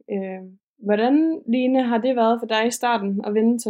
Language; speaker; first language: Danish; native; Danish